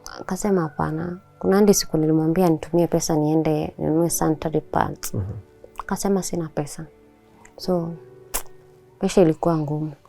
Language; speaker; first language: Swahili; native; Swahili